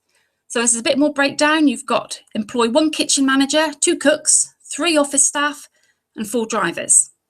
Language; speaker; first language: English; native; English